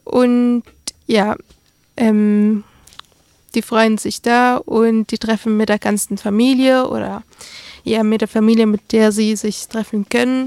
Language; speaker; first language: German; early bilingual, other home language; Arabic